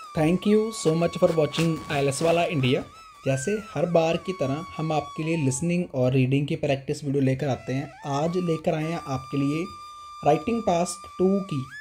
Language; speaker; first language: Hindi; non-native, local second language; Punjabi